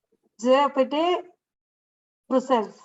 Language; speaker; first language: French; non-native, learner; Tamil